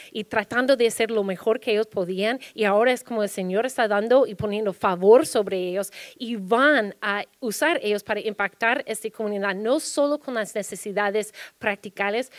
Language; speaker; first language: Spanish; early bilingual, heritage; Spanish